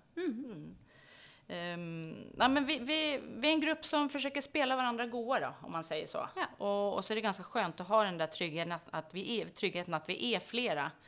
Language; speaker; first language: Swedish; native; Swedish